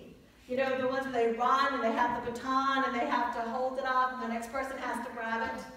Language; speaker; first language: English; native; English